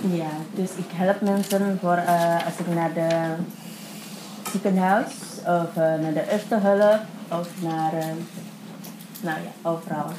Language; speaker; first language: Dutch; non-native, learner; Indonesian